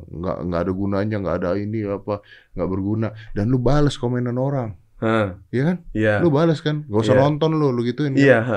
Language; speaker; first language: Indonesian; native; Indonesian